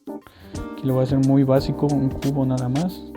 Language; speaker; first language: Spanish; native; Spanish